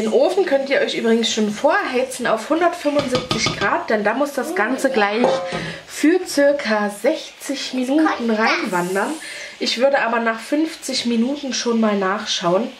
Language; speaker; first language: German; native; German